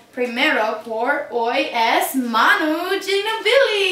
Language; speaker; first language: Spanish; non-native, learner; English